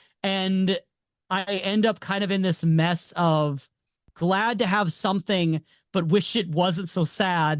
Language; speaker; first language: English; native; English